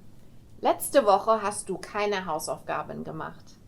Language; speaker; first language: German; non-native, fluent; English